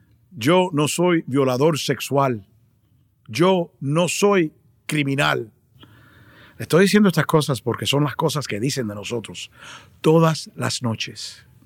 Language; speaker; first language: Spanish; early bilingual, heritage; Spanish